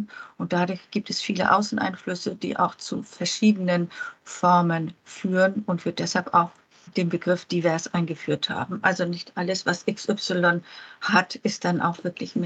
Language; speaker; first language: German; native; German